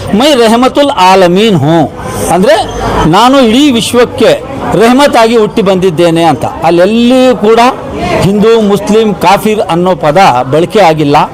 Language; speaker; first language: Kannada; non-native, local second language; Urdu